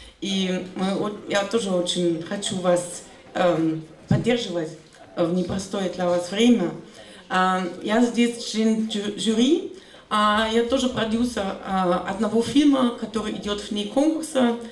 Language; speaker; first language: Russian; non-native, fluent; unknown